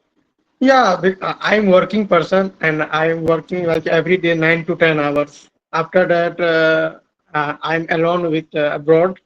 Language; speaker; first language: English; non-native, learner; Hindi